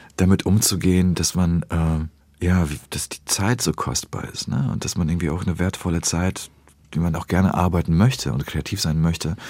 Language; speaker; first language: German; early bilingual, other home language; Polish